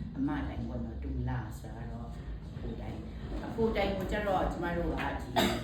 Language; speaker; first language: Burmese; non-native, local second language; Kachin